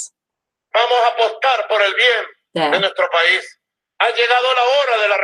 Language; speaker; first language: Spanish; native; Spanish